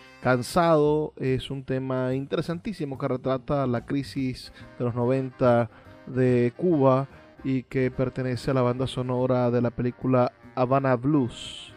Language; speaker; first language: Spanish; native; Spanish